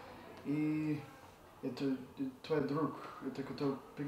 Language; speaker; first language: Russian; non-native, learner; English